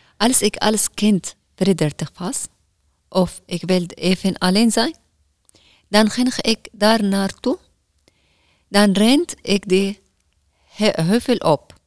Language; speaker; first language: Dutch; non-native, learner; Arabic